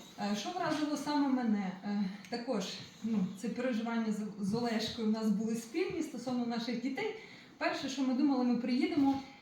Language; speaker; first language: Ukrainian; non-native, local second language; Russian